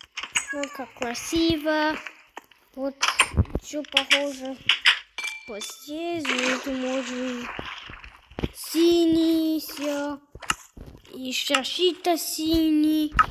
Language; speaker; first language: Russian; non-native, learner; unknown